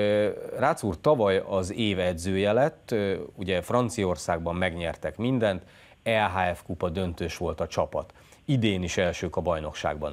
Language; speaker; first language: Hungarian; native; Hungarian